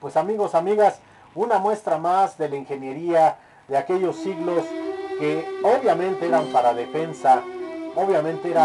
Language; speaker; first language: Spanish; native; Spanish